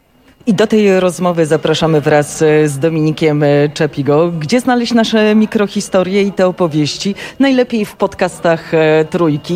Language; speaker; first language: Polish; native; Polish